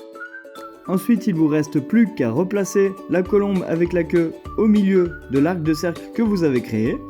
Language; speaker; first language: French; native; French